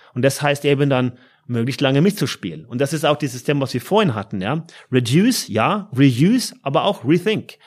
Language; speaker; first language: German; non-native, fluent; Norwegian